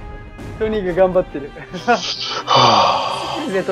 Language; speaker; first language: Japanese; native; Japanese